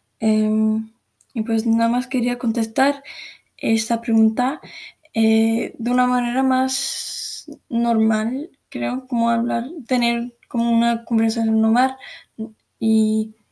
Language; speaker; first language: Spanish; early bilingual, heritage; Spanish